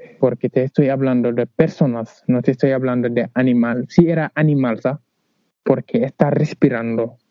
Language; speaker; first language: Spanish; non-native, learner; Wolof